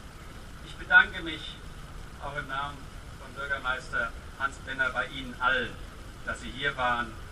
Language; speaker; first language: German; native; German